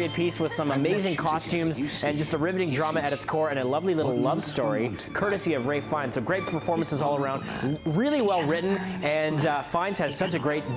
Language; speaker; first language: English; native; English